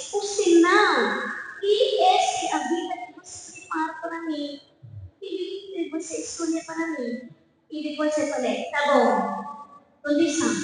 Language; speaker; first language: Portuguese; non-native, fluent; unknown